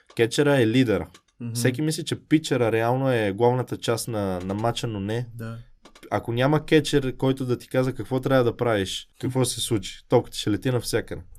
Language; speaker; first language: Bulgarian; early bilingual, heritage; Bulgarian